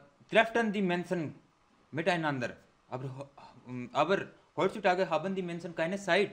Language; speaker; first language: German; non-native, learner; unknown